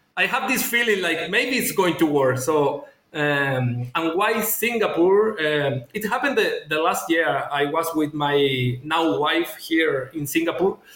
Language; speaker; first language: English; non-native, fluent; Spanish